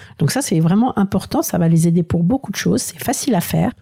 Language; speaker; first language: French; native; French